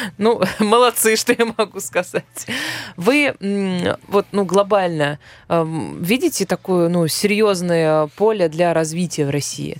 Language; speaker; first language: Russian; native; Russian